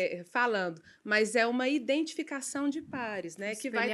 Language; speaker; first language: Portuguese; native; Portuguese